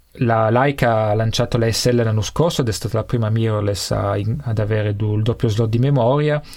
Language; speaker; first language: Italian; native; Italian